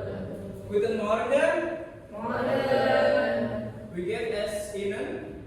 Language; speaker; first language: German; non-native, learner; Indonesian